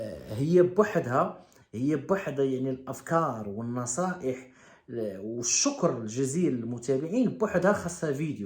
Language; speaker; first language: Arabic; native; Arabic